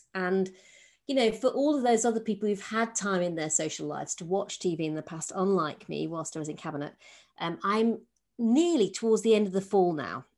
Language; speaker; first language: English; native; English